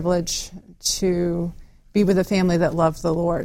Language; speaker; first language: English; native; English